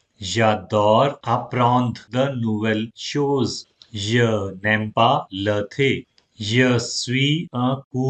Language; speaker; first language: French; non-native, fluent; Hindi